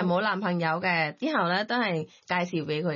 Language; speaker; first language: Cantonese; non-native, learner; Thai